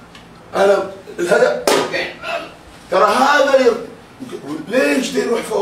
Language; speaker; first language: Arabic; native; Arabic